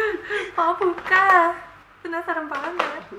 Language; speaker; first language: Indonesian; non-native, learner; Korean